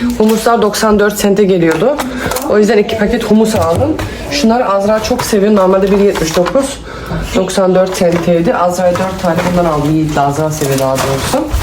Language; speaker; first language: Turkish; early bilingual, heritage; Turkish